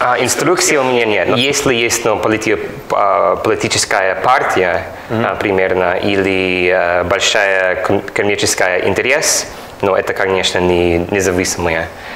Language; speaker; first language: Russian; non-native, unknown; English